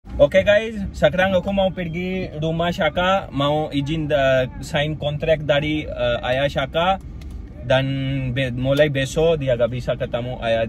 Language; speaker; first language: Indonesian; non-native, learner; Urdu